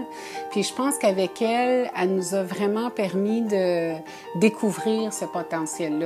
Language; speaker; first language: French; native; French